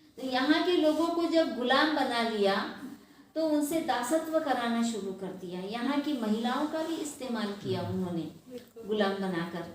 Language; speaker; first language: Hindi; non-native, local second language; Marathi